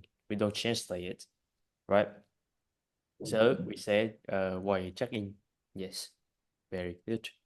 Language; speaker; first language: English; non-native, fluent; Vietnamese